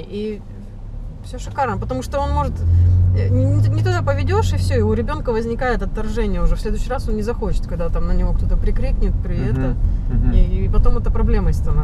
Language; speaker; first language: Russian; native; Russian